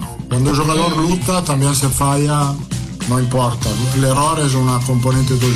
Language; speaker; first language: Portuguese; non-native, learner; Italian